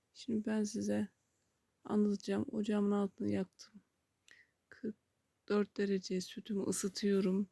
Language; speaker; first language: Turkish; native; Turkish